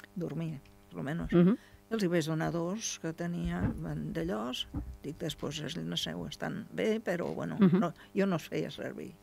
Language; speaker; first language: Catalan; native; Catalan